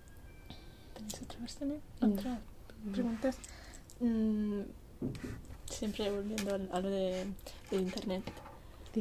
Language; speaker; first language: Spanish; non-native, learner; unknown